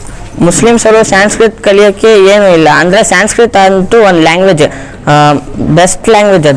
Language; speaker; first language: Kannada; non-native, local second language; Urdu